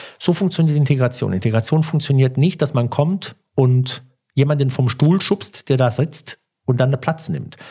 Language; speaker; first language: German; early bilingual, other home language; Italian